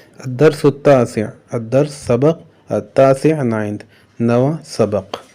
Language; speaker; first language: Urdu; native; Urdu